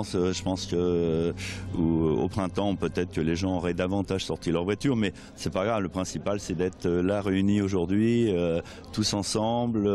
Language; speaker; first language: French; native; French